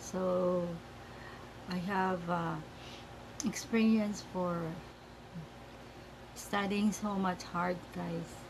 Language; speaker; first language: English; non-native, learner; Filipino